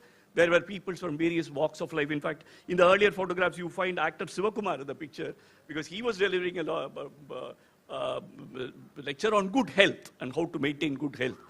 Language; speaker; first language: English; non-native, local second language; Tamil